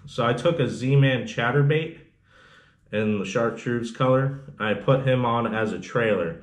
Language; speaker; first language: English; native; English